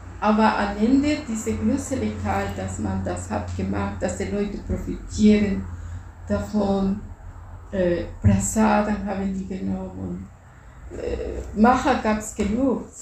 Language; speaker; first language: German; non-native, fluent; Spanish